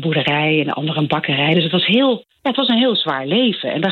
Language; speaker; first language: Dutch; non-native, local second language; Low German